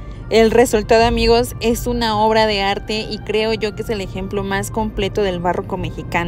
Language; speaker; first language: Spanish; native; Spanish